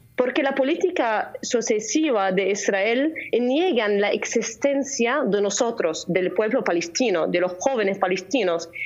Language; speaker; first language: Spanish; non-native, fluent; Arabic